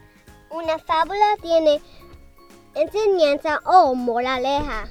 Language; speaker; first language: Spanish; early bilingual, heritage; Spanish